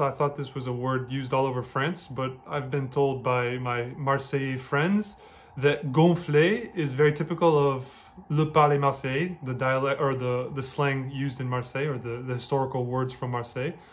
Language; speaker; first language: English; native; English